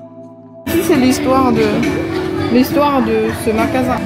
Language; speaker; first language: French; non-native, fluent; Chinese